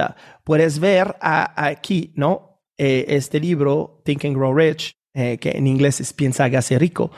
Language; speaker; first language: Spanish; non-native, fluent; French